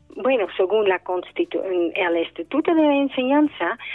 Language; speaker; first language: Spanish; non-native, fluent; Dutch